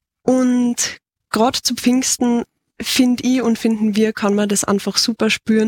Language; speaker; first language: German; native; German